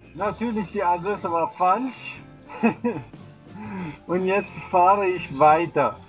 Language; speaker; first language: German; non-native, fluent; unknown